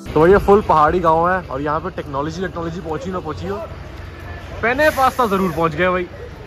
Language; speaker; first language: Hindi; native; Hindi